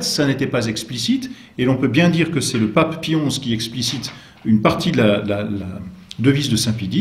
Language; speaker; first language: French; native; French